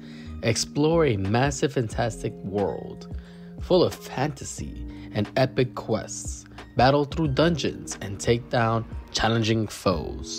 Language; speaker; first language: English; native; English